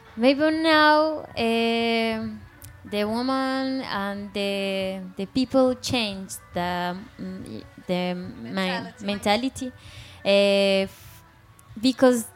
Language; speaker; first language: English; non-native, learner; Spanish